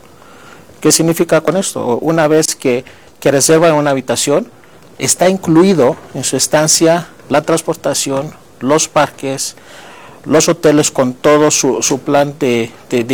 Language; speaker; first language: Spanish; non-native, fluent; Greek